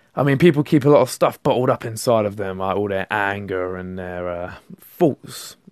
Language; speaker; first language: English; native; English